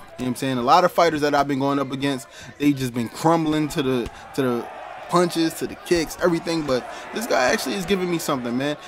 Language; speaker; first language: English; native; English